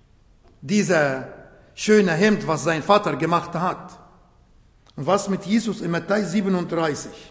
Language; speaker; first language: German; non-native, fluent; Arabic